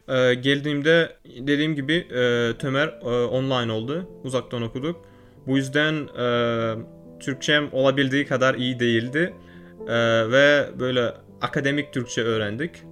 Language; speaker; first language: Turkish; non-native, fluent; Turkmen